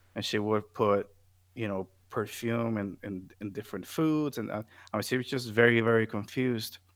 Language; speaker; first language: English; non-native, fluent; Spanish